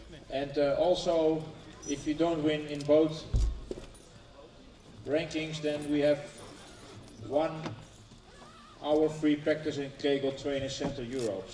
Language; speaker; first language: English; non-native, fluent; Dutch